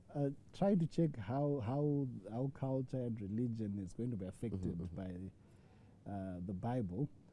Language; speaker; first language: English; non-native, local second language; Shona